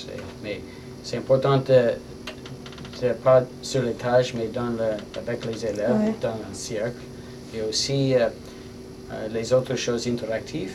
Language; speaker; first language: French; non-native, learner; English